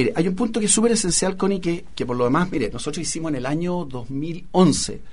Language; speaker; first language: Spanish; native; Spanish